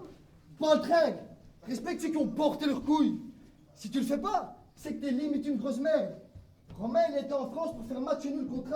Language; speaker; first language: French; native; French